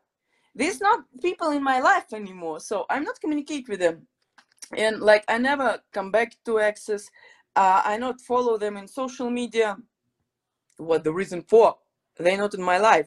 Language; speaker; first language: English; non-native, fluent; Ukrainian